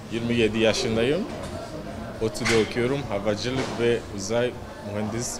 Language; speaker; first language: Turkish; non-native, learner; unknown